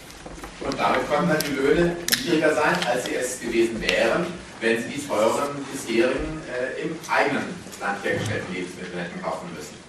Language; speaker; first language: German; native; German